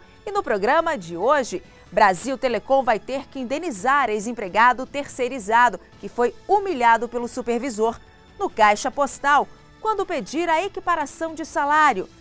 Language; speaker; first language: Portuguese; native; Portuguese